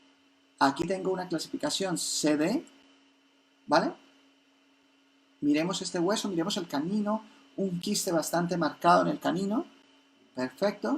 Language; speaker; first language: Spanish; native; Spanish